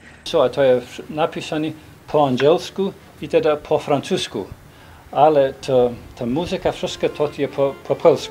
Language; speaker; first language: Polish; early bilingual, heritage; Polish